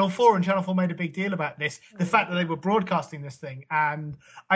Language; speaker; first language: English; native; English